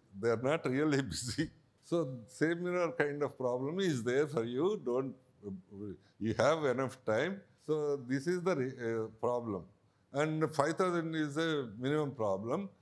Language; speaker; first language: English; non-native, local second language; Telugu